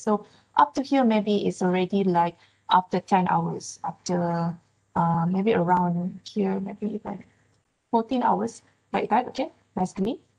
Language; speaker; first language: English; non-native, local second language; Malay